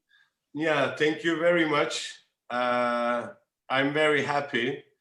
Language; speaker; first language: English; non-native, learner; Turkish